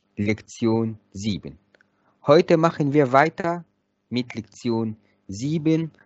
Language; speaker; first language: German; non-native, fluent; Arabic